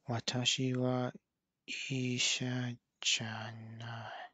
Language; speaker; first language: Japanese; non-native, learner; English